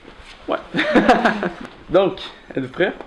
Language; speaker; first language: French; native; French